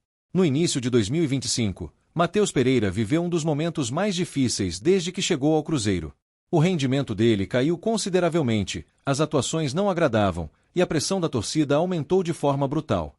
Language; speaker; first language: Portuguese; native; Portuguese